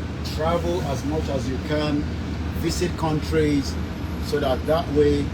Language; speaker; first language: English; non-native, local second language; Yoruba